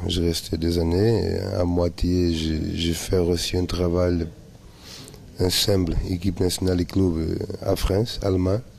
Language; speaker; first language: French; non-native, learner; Portuguese